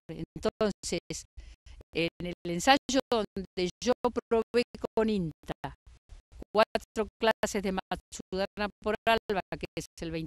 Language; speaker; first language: Spanish; native; Spanish